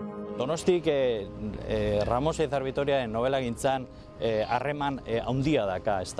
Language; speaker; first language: Basque; native; Basque